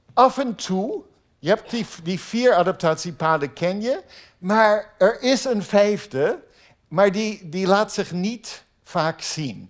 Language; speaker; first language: Dutch; non-native, fluent; English